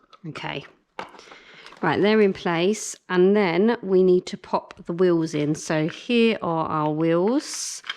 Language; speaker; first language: English; native; English